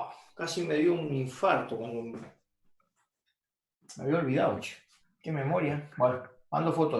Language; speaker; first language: Spanish; native; Spanish